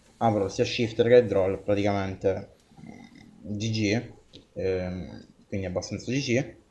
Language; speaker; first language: Italian; native; Italian